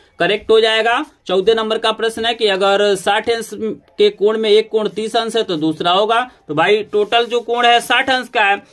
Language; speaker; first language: Hindi; native; Hindi